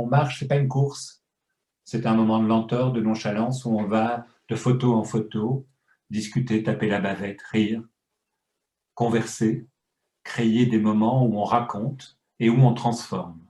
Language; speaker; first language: French; native; French